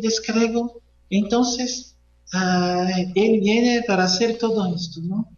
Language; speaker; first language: Spanish; non-native, fluent; Portuguese